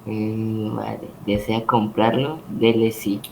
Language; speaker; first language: Spanish; native; Spanish